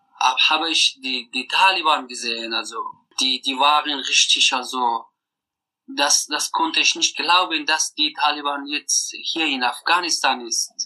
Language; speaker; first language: German; non-native, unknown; Persian